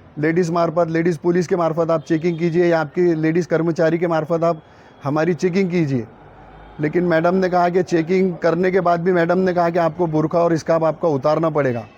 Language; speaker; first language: Hindi; non-native, local second language; Urdu